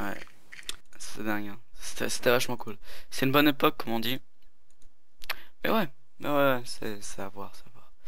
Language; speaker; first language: French; native; French